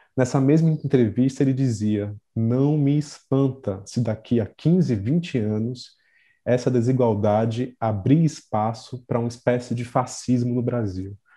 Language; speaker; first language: Portuguese; native; Portuguese